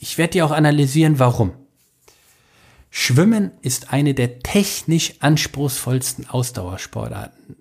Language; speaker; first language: German; native; German